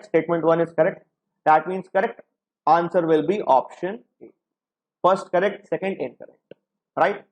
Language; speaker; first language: English; non-native, local second language; Hindi